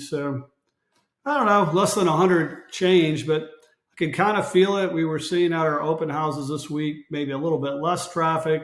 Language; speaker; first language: English; native; English